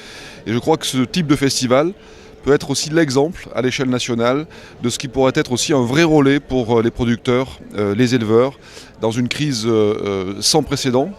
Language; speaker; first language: French; native; French